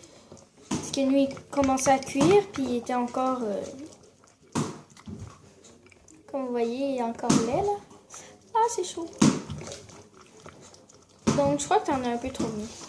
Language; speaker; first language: French; native; French